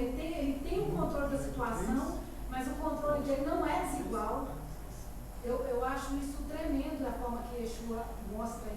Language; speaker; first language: Portuguese; native; Portuguese